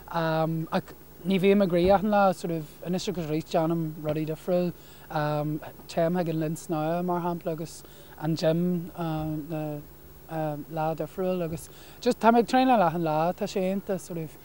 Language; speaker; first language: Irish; non-native, local second language; English